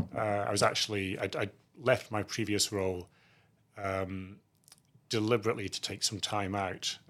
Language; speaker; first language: English; native; English